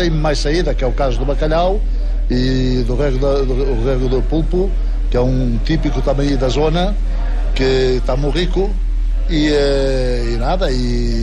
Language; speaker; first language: Spanish; non-native, learner; Portuguese